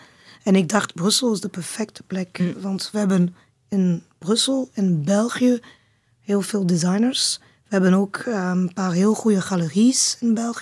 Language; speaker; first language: Dutch; non-native, learner; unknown